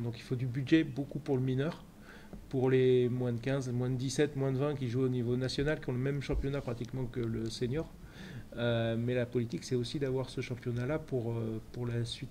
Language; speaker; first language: French; native; French